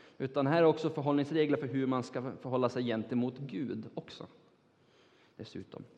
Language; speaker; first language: Swedish; non-native, fluent; Turkish